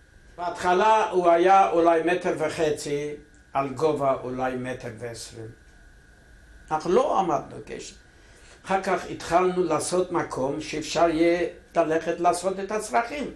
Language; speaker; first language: Hebrew; non-native, fluent; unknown